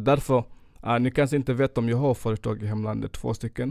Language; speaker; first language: Swedish; non-native, fluent; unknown